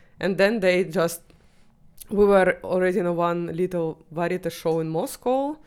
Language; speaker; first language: English; non-native, fluent; Russian